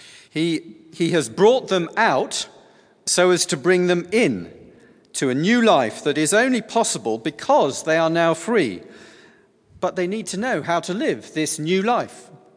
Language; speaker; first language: English; native; English